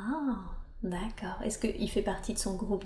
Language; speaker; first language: French; native; French